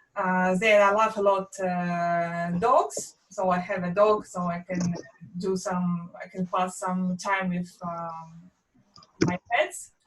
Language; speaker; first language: English; non-native, learner; Russian